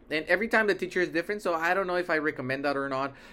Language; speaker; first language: English; early bilingual, other home language; Spanish